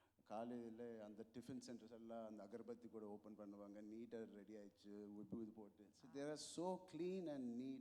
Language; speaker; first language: Tamil; non-native, local second language; Telugu